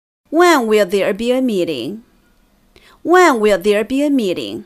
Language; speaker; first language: English; non-native, fluent; Chinese